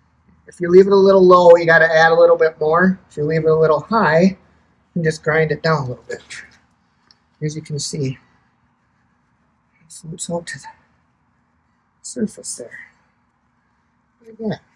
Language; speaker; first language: English; native; English